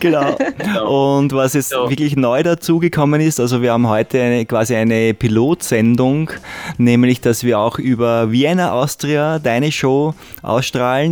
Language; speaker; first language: German; native; German